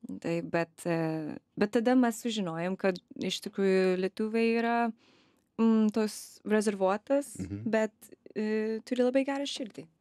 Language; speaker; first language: Lithuanian; early bilingual, other home language; English